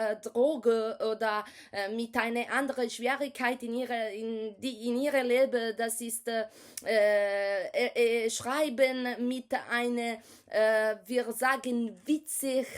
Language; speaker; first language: German; non-native, learner; Italian